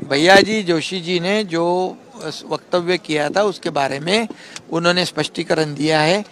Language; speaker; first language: Hindi; non-native, local second language; Marathi